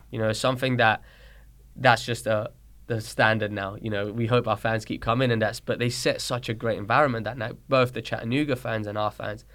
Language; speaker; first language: English; early bilingual, other home language; Spanish